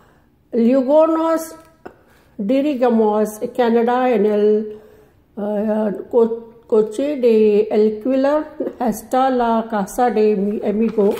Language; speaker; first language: Spanish; non-native, learner; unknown